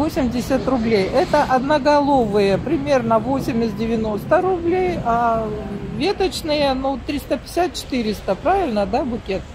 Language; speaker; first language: Russian; native; Russian